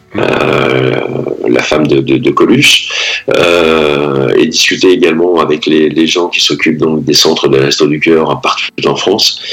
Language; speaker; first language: French; native; French